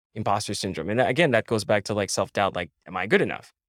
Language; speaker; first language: English; non-native, local second language; Filipino